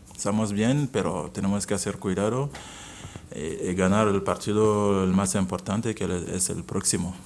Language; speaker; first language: Spanish; non-native, fluent; Bambara